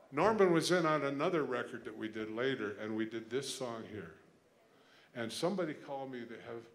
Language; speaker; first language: English; native; English